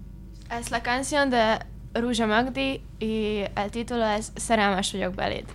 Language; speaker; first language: Spanish; non-native, learner; Hungarian